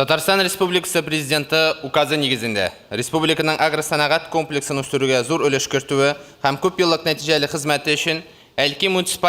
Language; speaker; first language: Tatar; native; Tatar